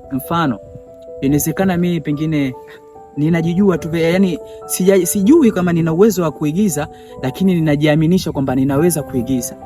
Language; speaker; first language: Swahili; native; Swahili